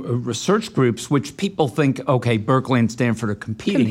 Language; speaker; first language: English; native; English